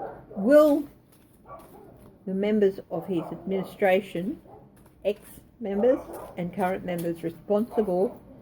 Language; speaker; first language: English; native; English